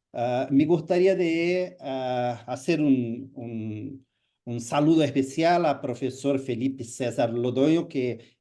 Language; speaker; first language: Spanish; non-native, fluent; Portuguese